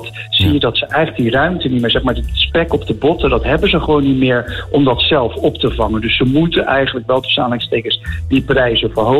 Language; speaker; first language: Dutch; native; Dutch